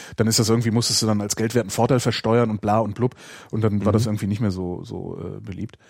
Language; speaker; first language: German; native; German